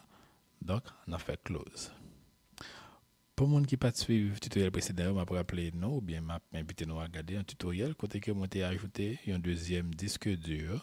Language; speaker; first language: French; non-native, local second language; Haitian Creole